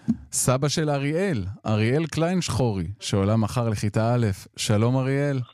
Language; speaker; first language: Hebrew; native; Hebrew